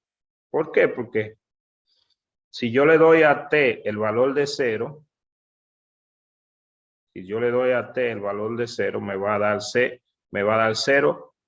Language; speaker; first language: Spanish; native; Spanish